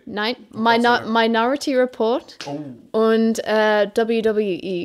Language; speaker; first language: German; non-native, fluent; English